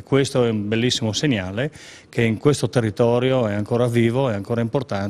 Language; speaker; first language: Italian; native; Italian